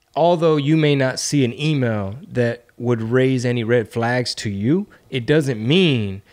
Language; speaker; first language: English; early bilingual, other home language; Spanish